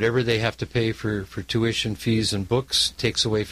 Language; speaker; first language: English; native; English